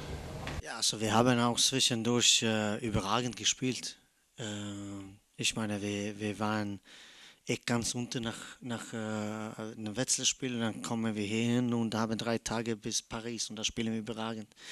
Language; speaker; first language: German; non-native, fluent; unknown